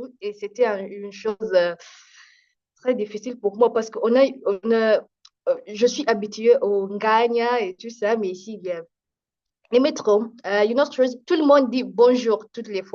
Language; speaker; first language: French; non-native, fluent; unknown